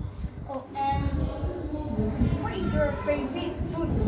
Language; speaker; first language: English; non-native, learner; Vietnamese